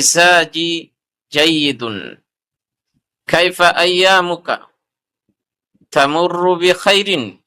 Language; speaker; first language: Arabic; non-native, fluent; Urdu